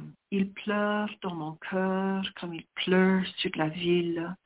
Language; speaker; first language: French; non-native, fluent; Sicilian